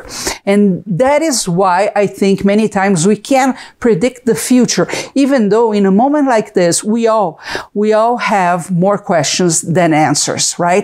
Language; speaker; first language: English; non-native, fluent; Portuguese